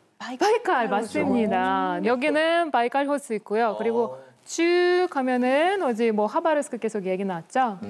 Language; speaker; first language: Korean; non-native, fluent; Russian